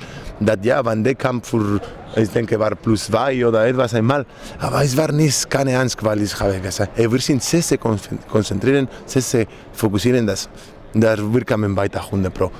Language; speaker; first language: German; non-native, learner; Spanish